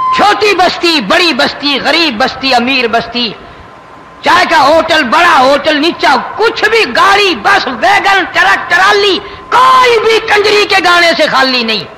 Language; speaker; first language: Urdu; non-native, local second language; Punjabi